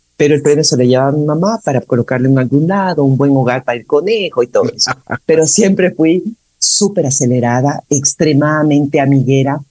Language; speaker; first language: Spanish; native; Spanish